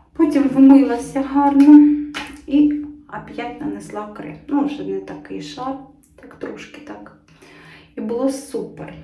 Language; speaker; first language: Ukrainian; non-native, local second language; Russian